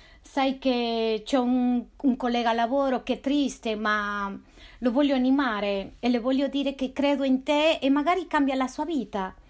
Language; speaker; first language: Italian; non-native, fluent; Spanish